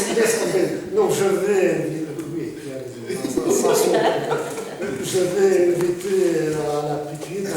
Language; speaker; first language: French; non-native, fluent; Russian